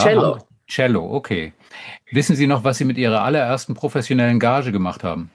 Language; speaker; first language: German; native; German